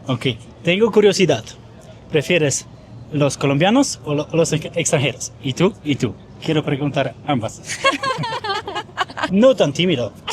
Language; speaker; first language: Spanish; non-native, learner; Polish